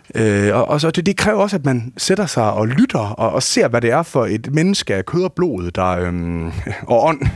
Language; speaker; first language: Danish; native; Danish